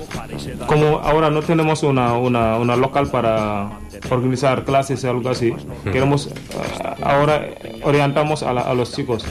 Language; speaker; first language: Spanish; non-native, learner; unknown